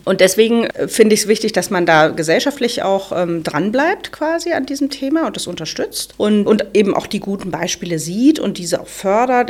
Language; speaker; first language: German; native; German